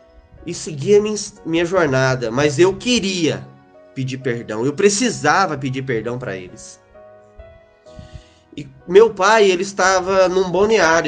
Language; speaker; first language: Portuguese; native; Portuguese